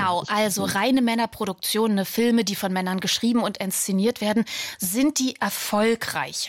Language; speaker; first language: German; native; German